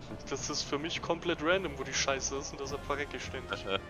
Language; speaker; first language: German; native; German